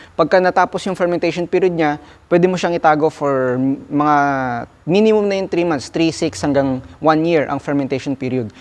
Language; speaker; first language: Filipino; non-native, local second language; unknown